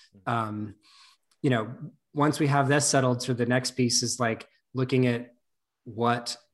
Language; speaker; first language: English; native; English